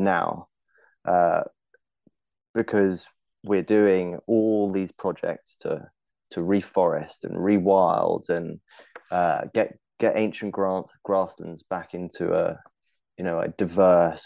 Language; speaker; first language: English; native; English